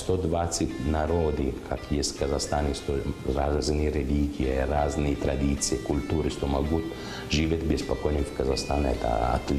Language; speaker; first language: Russian; non-native, learner; Italian